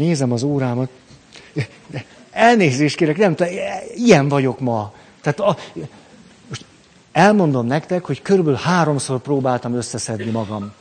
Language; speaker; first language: Hungarian; native; Hungarian